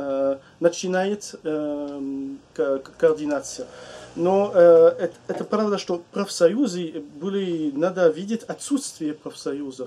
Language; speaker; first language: Russian; non-native, learner; French